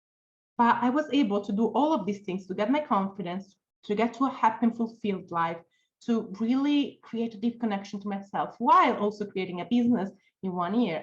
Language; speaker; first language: English; non-native, fluent; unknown